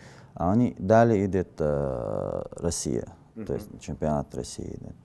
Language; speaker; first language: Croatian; non-native, learner; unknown